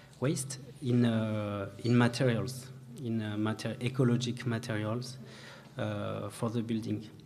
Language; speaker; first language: English; non-native, learner; French